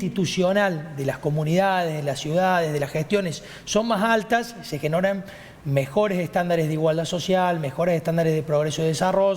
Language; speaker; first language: Spanish; native; Spanish